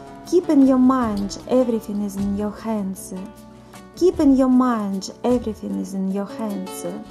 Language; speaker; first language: English; non-native, fluent; Russian